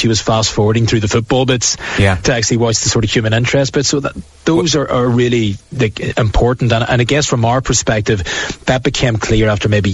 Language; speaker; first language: English; native; English